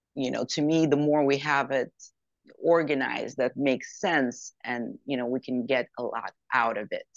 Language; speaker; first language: English; non-native, fluent; Ukrainian